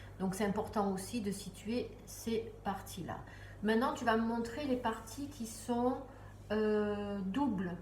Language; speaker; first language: French; native; French